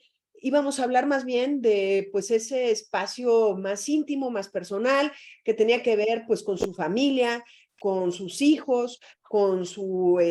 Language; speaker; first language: Spanish; native; Spanish